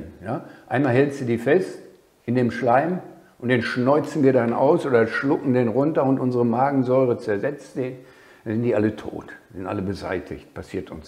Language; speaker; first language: German; native; German